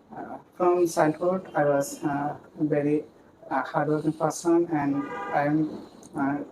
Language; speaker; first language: English; non-native, local second language; Bangla